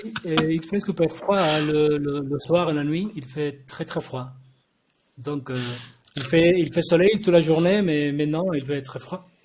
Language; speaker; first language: French; non-native, fluent; Spanish